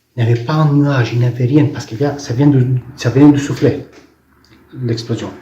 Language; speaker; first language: French; non-native, fluent; Romanian